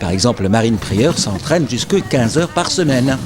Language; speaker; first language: French; native; French